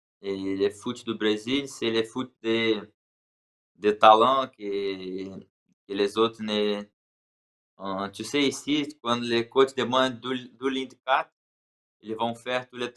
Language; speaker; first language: French; non-native, learner; Portuguese